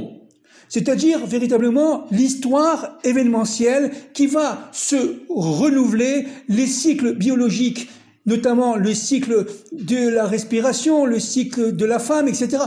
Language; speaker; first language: French; native; French